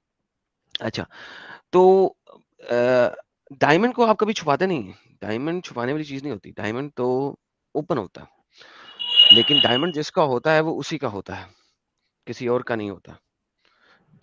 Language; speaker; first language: Hindi; native; Hindi